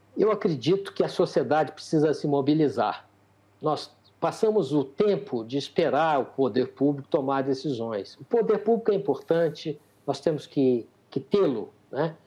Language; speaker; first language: Portuguese; native; Portuguese